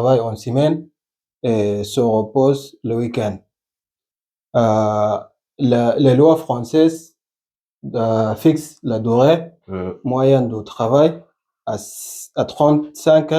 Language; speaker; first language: French; non-native, learner; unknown